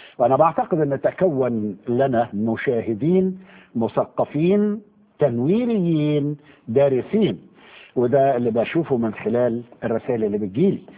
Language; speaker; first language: Arabic; native; Arabic